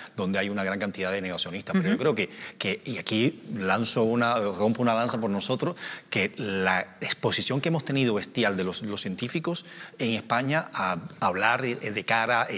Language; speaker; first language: Spanish; native; Spanish